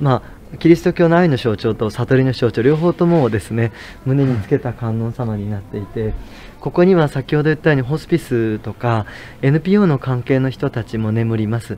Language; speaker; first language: Japanese; native; Japanese